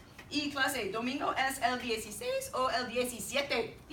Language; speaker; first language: Spanish; non-native, fluent; English